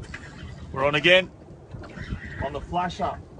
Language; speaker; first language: English; native; English